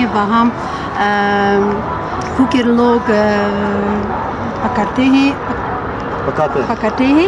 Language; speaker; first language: Hindi; non-native, learner; Tajik